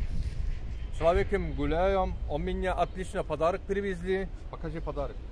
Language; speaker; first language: Russian; non-native, learner; Turkish